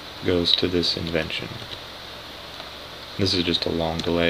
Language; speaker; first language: English; native; English